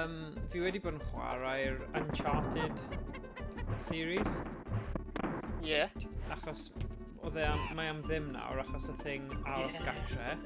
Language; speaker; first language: Welsh; native; Welsh